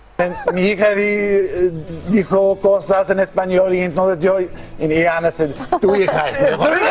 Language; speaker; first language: Spanish; non-native, learner; English